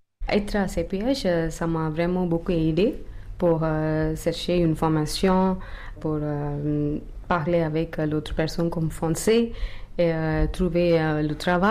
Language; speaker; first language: French; non-native, learner; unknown